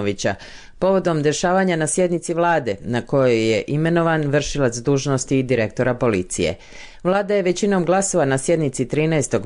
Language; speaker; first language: Croatian; native; Croatian